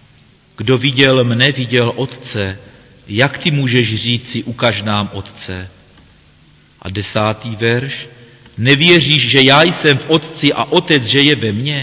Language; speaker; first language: Czech; native; Czech